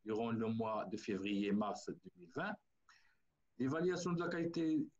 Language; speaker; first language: French; non-native, local second language; Arabic